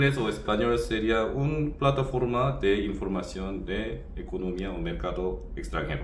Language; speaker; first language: Spanish; non-native, learner; Korean